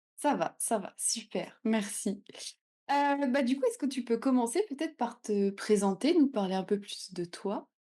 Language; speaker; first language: French; native; French